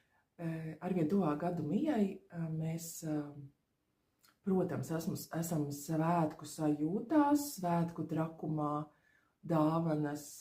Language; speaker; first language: Latvian; native; Latvian